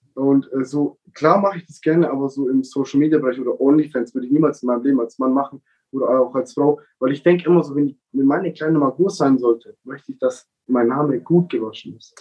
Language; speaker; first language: German; early bilingual, other home language; Italian